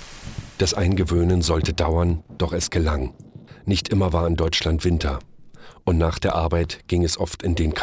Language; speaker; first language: German; native; German